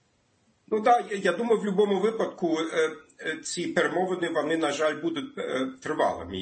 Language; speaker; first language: Ukrainian; non-native, fluent; German